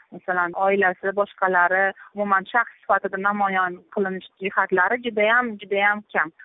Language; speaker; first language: Uzbek; native; Uzbek